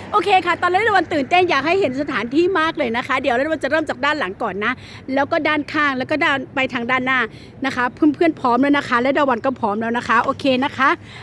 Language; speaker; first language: Thai; native; Thai